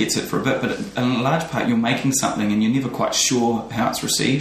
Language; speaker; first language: English; native; English